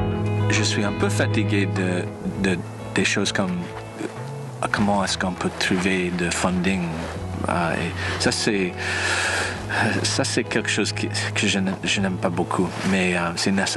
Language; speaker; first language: French; non-native, learner; English